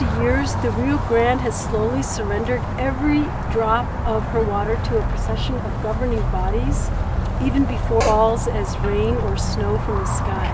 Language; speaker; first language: English; native; English